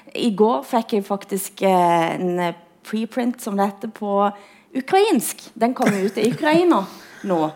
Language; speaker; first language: Norwegian; native; Norwegian